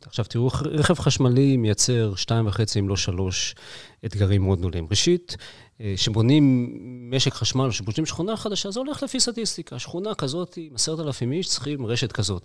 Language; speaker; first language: Hebrew; native; Hebrew